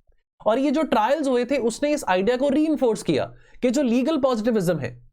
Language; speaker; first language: Hindi; native; Hindi